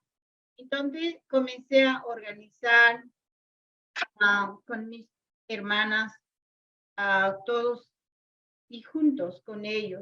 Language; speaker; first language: Spanish; non-native, local second language; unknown